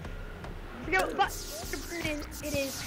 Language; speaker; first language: English; native; English